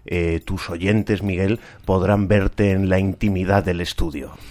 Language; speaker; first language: Spanish; native; Spanish